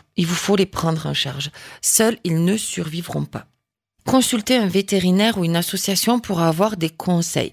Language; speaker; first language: French; native; French